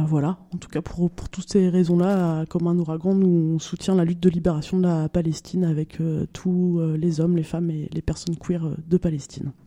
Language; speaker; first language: French; native; French